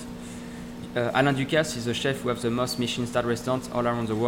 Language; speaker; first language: English; non-native, learner; French